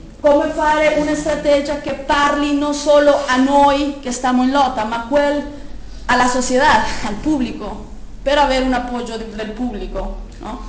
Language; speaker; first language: Italian; non-native, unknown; Spanish